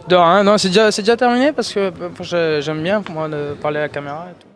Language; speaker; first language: French; native; French